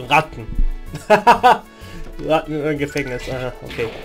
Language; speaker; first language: German; native; German